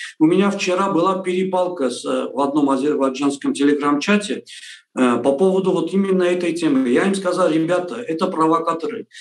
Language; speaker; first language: Russian; non-native, local second language; Armenian